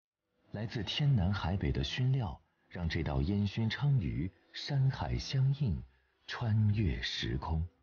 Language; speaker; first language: Chinese; native; Chinese